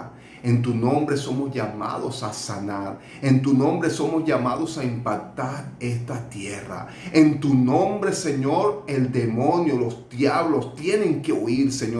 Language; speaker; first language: Spanish; native; Spanish